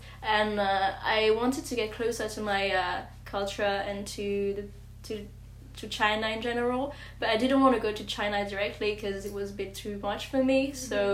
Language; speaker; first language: English; non-native, fluent; French